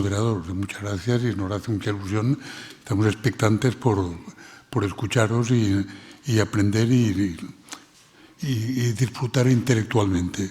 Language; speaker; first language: Spanish; non-native, local second language; Catalan